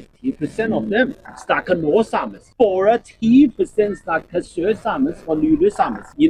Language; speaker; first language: Norwegian; non-native, learner; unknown